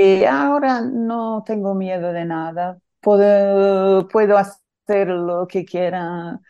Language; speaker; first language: Spanish; non-native, fluent; English